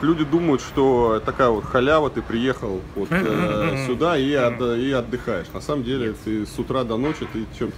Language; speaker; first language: Russian; native; Russian